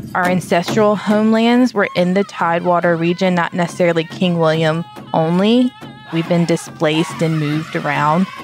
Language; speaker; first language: English; native; English